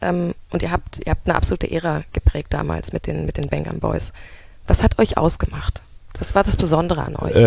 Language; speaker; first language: German; native; German